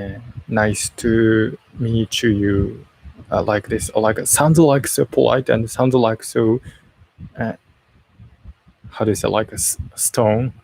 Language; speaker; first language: English; non-native, learner; Japanese